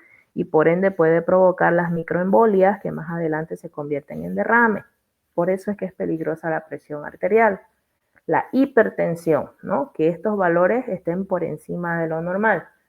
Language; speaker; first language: Spanish; native; Spanish